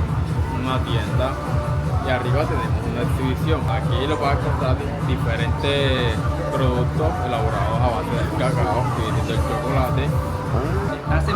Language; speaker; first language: Spanish; native; Spanish